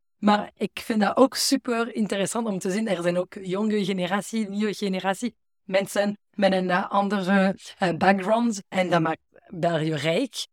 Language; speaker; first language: Dutch; non-native, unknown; French